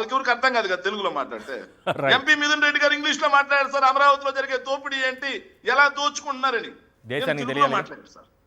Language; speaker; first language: Telugu; native; Telugu